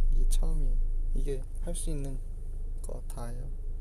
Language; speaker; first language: Korean; non-native, fluent; Spanish